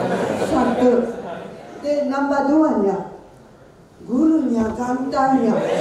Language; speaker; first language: Indonesian; non-native, learner; Japanese